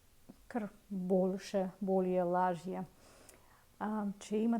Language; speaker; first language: Slovenian; non-native, fluent; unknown